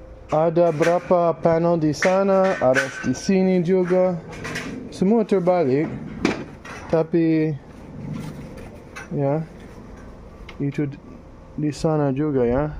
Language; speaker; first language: Indonesian; non-native, learner; English